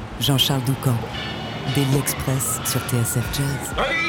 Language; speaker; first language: French; native; French